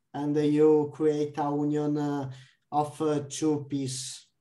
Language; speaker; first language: English; non-native, learner; Italian